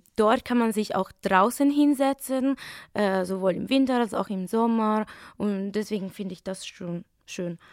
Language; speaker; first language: German; non-native, fluent; Italian